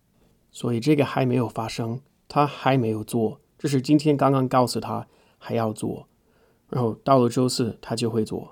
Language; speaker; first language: Chinese; non-native, fluent; English